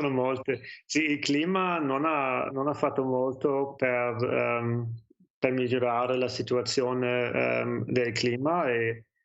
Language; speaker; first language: Italian; non-native, fluent; German